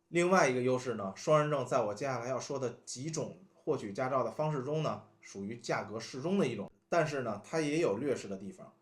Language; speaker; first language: Chinese; native; Chinese